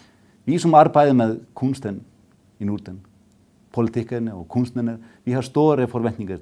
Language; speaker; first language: Danish; non-native, fluent; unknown